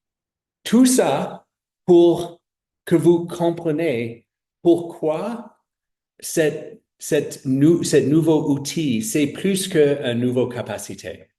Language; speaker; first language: French; non-native, fluent; English